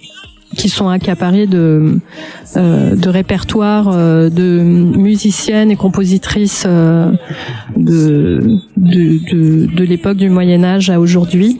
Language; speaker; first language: French; native; French